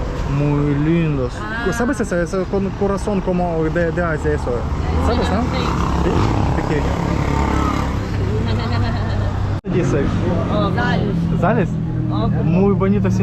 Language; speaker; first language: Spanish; non-native, learner; Russian